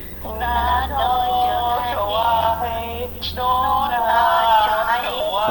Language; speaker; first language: Korean; non-native, learner; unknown